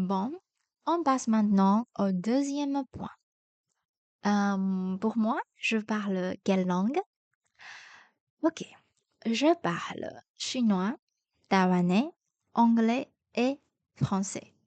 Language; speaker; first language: French; non-native, fluent; Chinese